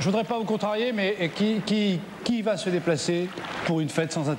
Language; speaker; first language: French; native; French